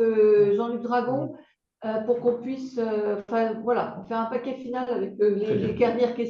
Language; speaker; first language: French; native; French